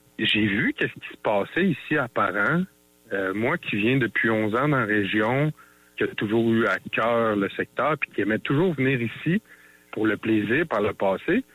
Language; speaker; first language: French; native; French